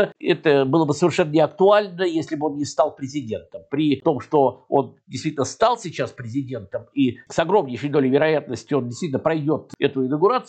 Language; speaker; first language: Russian; native; Russian